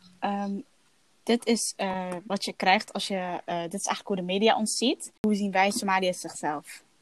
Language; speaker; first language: Dutch; early bilingual, other home language; Somali